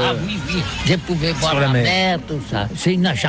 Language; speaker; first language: French; non-native, learner; Catalan